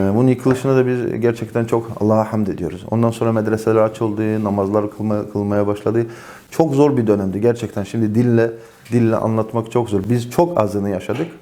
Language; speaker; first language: Turkish; non-native, fluent; Avaric